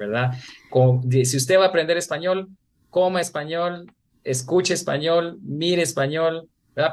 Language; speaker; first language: Spanish; native; Spanish